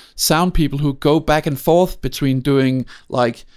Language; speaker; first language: English; non-native, fluent; Danish